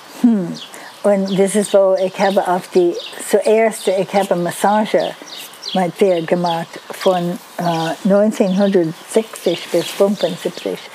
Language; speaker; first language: German; non-native, learner; Dutch